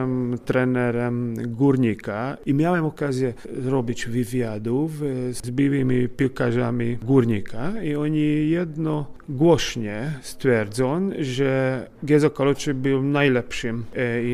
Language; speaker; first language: Polish; non-native, fluent; Hungarian